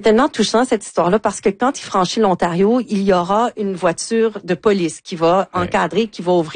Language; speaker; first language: French; native; French